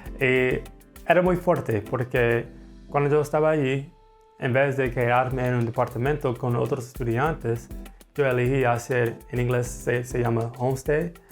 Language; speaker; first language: Spanish; non-native, fluent; English